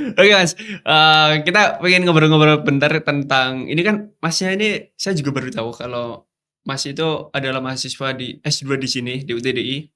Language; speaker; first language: Indonesian; native; Indonesian